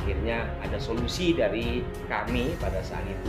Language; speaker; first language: Indonesian; native; Indonesian